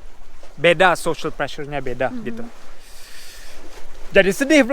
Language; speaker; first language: Indonesian; early bilingual, heritage; Indonesian